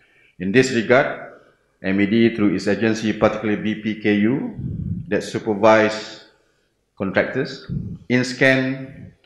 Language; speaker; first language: English; non-native, local second language; Malay